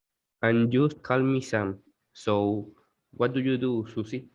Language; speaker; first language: English; non-native, learner; Spanish